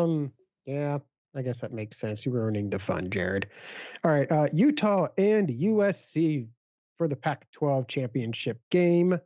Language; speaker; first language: English; native; English